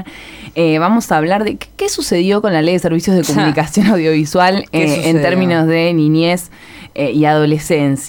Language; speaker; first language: Spanish; native; Spanish